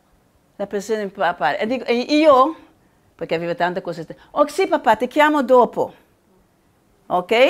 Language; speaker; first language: Italian; non-native, learner; Spanish